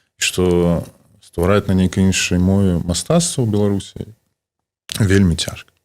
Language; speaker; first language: Belarusian; non-native, local second language; Russian